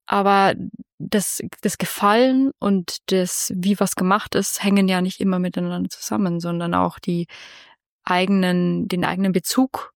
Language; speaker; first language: German; native; German